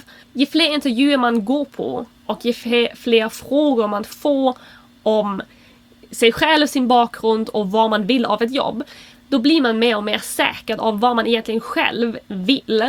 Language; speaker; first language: Swedish; non-native, fluent; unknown